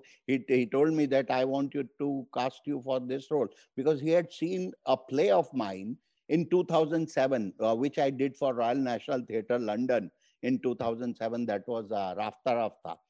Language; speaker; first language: English; non-native, local second language; Hindi